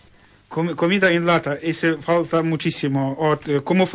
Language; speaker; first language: Spanish; non-native, learner; Ukrainian